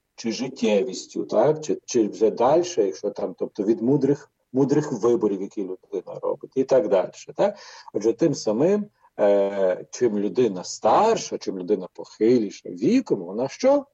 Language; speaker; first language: Ukrainian; native; Ukrainian